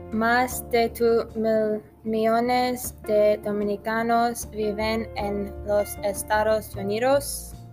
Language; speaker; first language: Spanish; non-native, learner; English